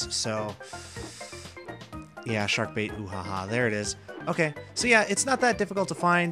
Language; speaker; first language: English; native; English